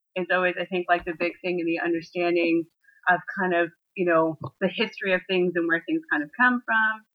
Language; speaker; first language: English; native; English